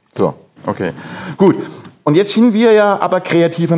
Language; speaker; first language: German; native; German